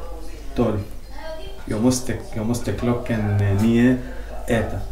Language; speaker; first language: Swedish; non-native, learner; Arabic